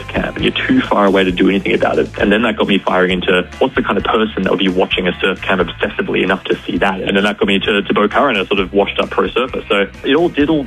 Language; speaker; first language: English; native; English